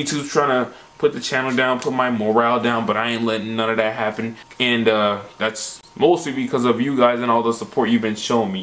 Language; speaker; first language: English; native; English